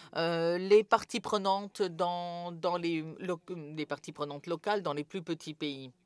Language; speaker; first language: French; non-native, fluent; Serbian